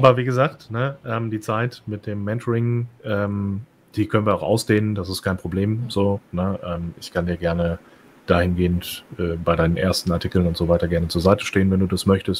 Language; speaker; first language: German; native; German